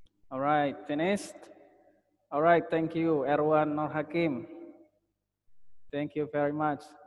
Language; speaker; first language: English; non-native, fluent; Indonesian